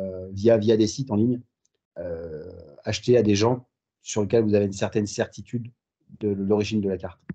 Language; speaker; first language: French; native; French